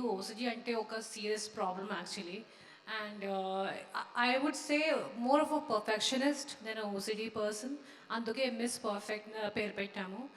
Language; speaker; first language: Telugu; non-native, local second language; Hindi